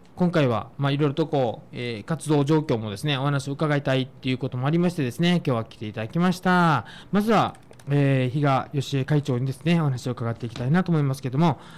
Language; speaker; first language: Japanese; native; Japanese